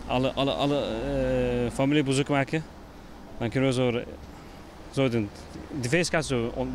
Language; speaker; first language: Dutch; non-native, learner; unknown